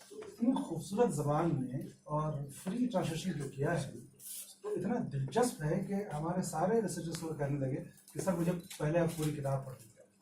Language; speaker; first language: Urdu; native; Urdu